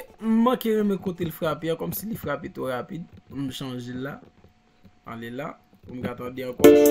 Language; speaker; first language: French; non-native, local second language; Haitian Creole